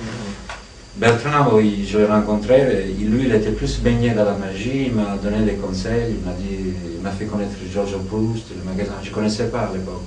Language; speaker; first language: French; non-native, fluent; Italian